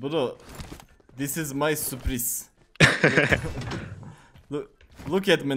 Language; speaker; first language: English; non-native, learner; Turkish